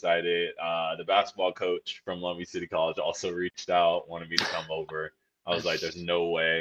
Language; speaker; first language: English; native; English